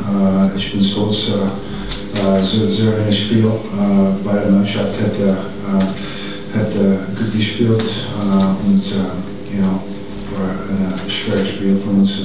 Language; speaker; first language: German; non-native, learner; English